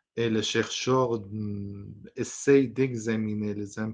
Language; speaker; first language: French; non-native, fluent; Persian